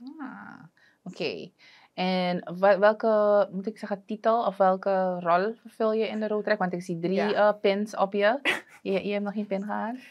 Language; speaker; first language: Dutch; native; Dutch